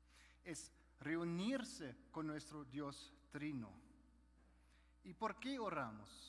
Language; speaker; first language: Spanish; non-native, fluent; German